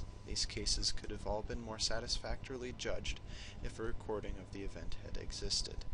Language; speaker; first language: English; native; English